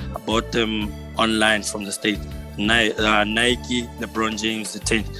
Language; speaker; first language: English; non-native, local second language; Tswana